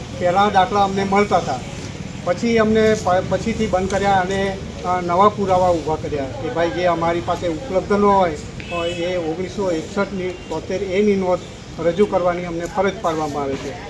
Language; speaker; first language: Gujarati; native; Gujarati